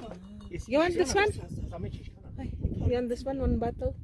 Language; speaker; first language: English; non-native, local second language; Filipino